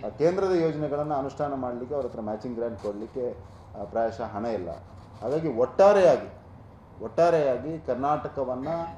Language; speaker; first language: Kannada; non-native, local second language; Tulu